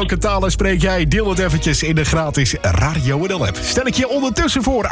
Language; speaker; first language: Dutch; native; Dutch